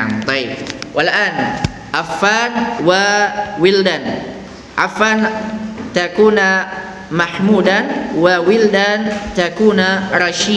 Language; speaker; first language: Arabic; non-native, fluent; Indonesian